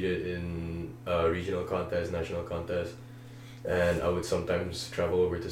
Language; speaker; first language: English; non-native, local second language; Malay